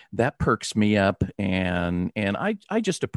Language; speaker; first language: English; native; English